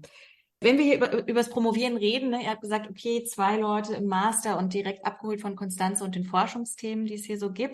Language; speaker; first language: German; native; German